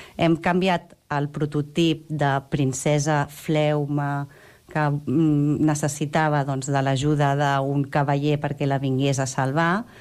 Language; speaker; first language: Catalan; native; Catalan